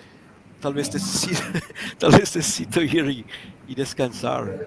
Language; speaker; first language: Spanish; non-native, learner; English